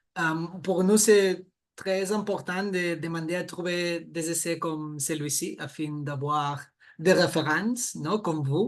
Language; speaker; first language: French; non-native, fluent; Catalan